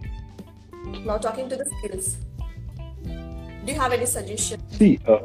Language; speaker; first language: English; non-native, local second language; Telugu